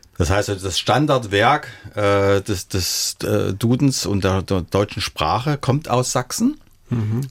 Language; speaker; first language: German; native; German